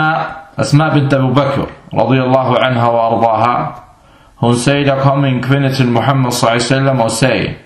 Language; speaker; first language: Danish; non-native, fluent; Arabic